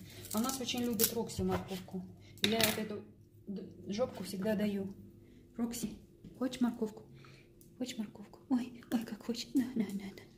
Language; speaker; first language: Russian; native; Russian